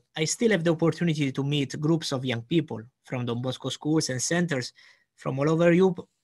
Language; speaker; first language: English; non-native, fluent; Italian